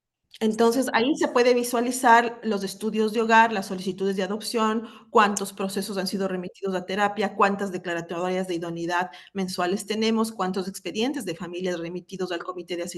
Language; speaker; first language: Spanish; native; Spanish